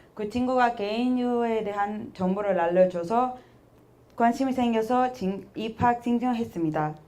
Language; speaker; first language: Korean; non-native, fluent; Spanish